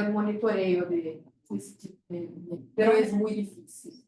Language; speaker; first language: Spanish; non-native, fluent; Portuguese